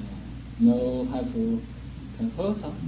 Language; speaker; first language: English; non-native, learner; Chinese